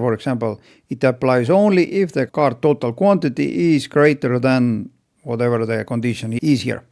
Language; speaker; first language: English; non-native, fluent; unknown